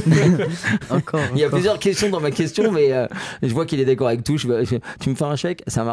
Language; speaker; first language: French; native; French